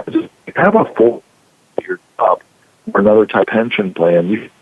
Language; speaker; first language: English; native; English